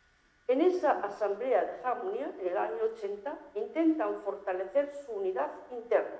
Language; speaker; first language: Spanish; native; Spanish